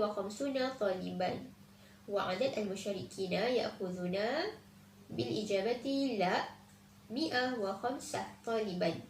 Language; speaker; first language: Arabic; non-native, learner; Malay